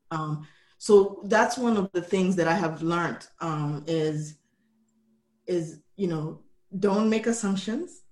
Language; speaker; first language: English; non-native, local second language; Kikuyu